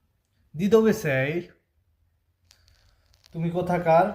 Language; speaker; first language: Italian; non-native, fluent; Bangla